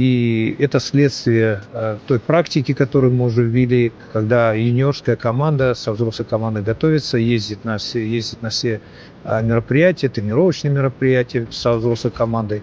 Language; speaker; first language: Russian; native; Russian